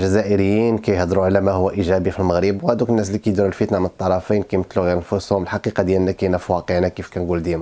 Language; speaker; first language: Arabic; native; Arabic